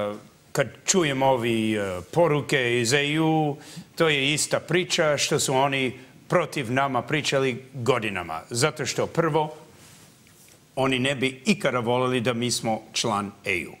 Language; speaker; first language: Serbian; early bilingual, heritage; English